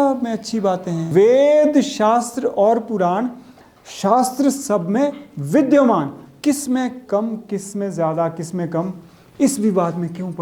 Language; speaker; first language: Hindi; native; Hindi